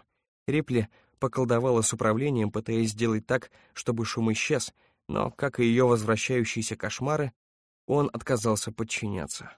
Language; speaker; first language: Russian; native; Russian